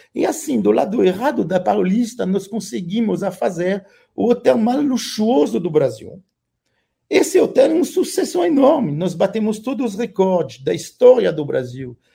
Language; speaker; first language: Portuguese; non-native, fluent; French